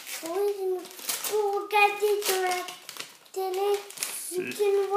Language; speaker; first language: French; early bilingual, other home language; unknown